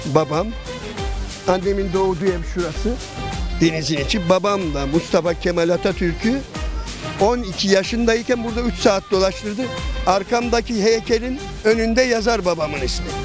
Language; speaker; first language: Turkish; native; Turkish